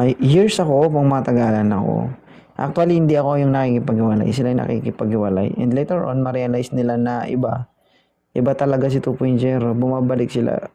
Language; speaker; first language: Filipino; non-native, local second language; Cebuano